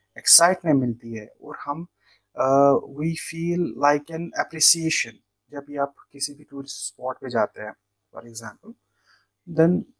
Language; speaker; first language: Hindi; non-native, local second language; Kashmiri